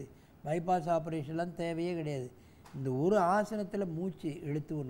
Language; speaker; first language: Tamil; native; Tamil